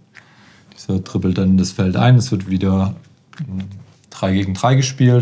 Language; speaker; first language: German; native; German